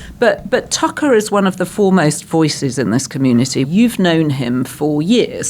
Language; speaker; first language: English; native; English